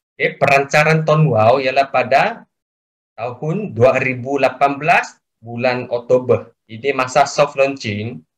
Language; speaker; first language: Malay; non-native, local second language; Chinese